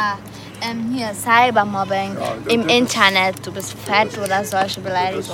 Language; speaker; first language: German; early bilingual, other home language; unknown